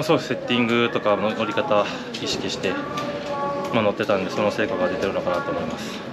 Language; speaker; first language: Japanese; native; Japanese